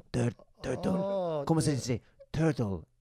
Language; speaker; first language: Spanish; non-native, learner; English